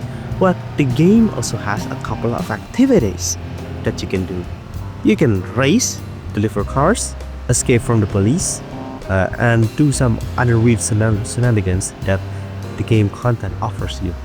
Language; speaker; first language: English; non-native, fluent; Indonesian